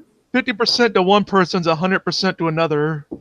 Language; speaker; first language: English; native; English